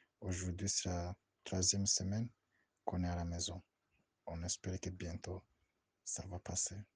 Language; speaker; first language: French; non-native, local second language; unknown